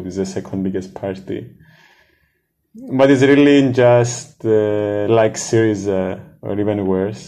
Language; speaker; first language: English; non-native, fluent; Greek